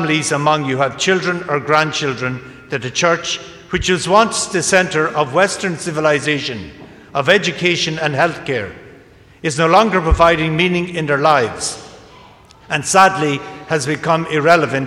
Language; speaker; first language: English; native; English